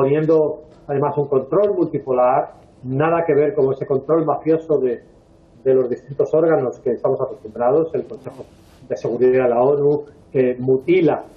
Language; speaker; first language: Spanish; native; Spanish